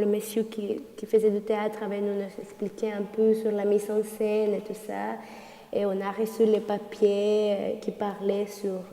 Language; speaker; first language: French; non-native, fluent; Spanish